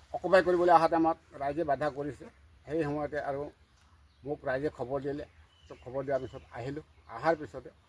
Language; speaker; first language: Assamese; non-native, local second language; Bodo